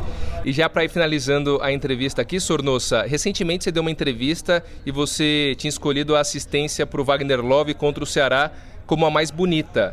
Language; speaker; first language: Portuguese; native; Portuguese